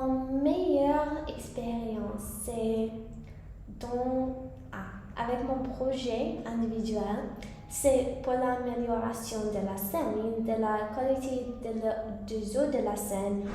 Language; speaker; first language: French; non-native, learner; English